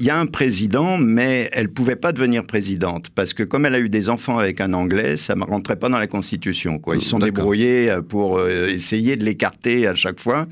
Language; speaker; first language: French; native; French